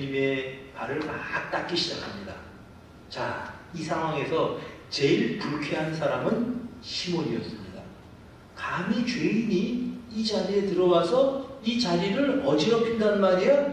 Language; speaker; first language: Korean; native; Korean